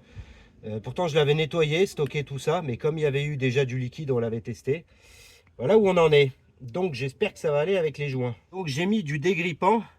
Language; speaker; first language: French; native; French